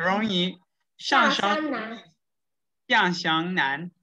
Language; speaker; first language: Chinese; non-native, learner; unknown